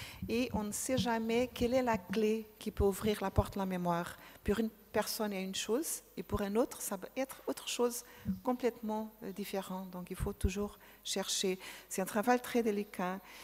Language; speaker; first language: French; non-native, fluent; Portuguese